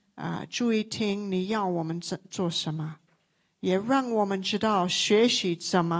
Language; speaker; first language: Chinese; non-native, local second language; English